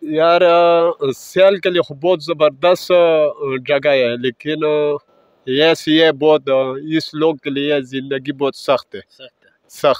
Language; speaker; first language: Hindi; non-native, local second language; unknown